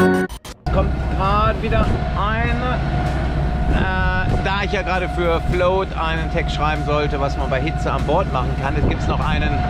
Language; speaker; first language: German; native; German